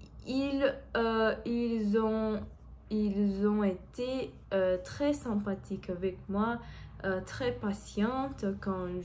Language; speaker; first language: French; non-native, learner; Portuguese